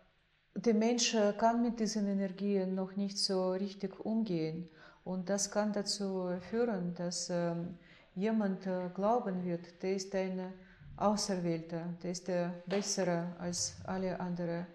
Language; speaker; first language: German; non-native, fluent; Russian